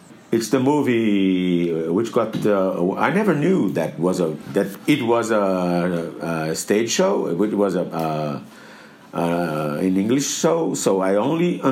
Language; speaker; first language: English; non-native, fluent; Portuguese